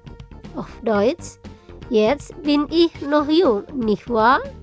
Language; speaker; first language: German; non-native, fluent; Indonesian